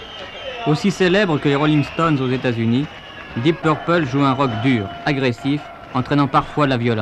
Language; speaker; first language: French; native; French